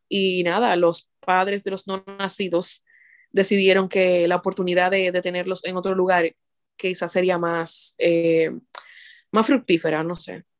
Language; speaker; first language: Spanish; native; Spanish